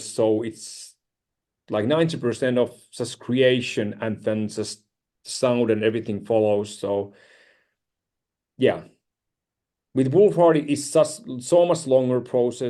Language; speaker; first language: English; non-native, fluent; Finnish